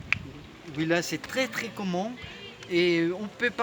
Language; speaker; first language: French; non-native, fluent; Spanish